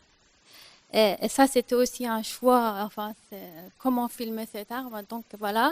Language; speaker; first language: French; non-native, fluent; Persian